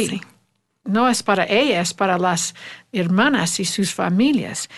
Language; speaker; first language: Spanish; non-native, learner; English